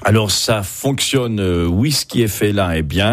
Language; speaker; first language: French; native; French